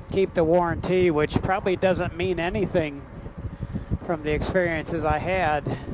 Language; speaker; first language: English; native; English